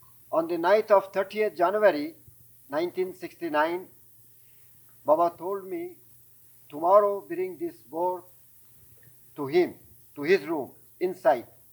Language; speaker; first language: English; non-native, fluent; Persian